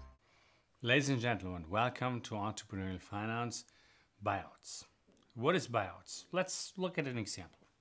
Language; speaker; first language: English; non-native, fluent; German